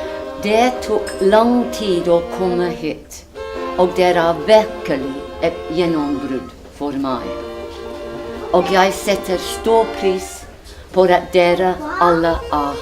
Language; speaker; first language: Norwegian; non-native, fluent; English